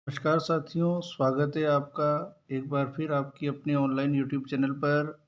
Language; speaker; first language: Hindi; native; Hindi